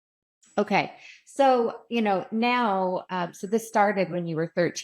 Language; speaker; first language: English; native; English